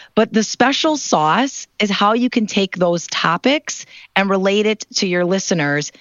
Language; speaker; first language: English; native; English